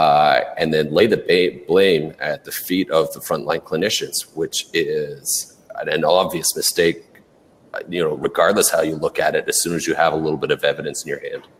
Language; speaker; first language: English; native; English